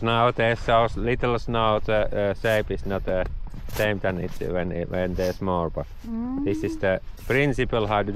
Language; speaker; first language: English; non-native, learner; Finnish